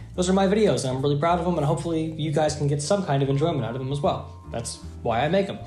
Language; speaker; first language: English; native; English